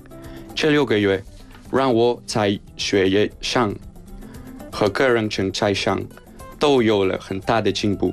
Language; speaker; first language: Chinese; non-native, fluent; Spanish